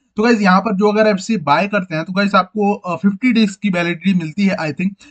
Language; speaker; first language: Hindi; native; Hindi